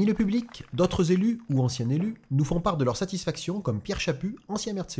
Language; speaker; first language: French; native; French